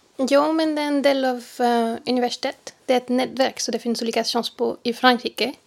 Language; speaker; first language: Swedish; non-native, fluent; French